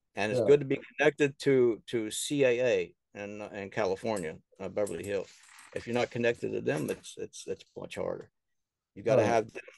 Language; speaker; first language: English; native; English